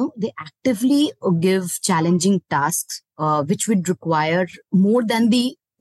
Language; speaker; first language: English; non-native, local second language; Hindi